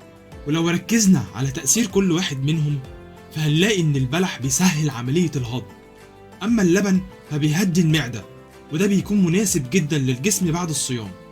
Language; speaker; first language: Arabic; native; Arabic